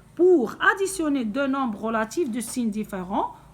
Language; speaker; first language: French; non-native, local second language; Arabic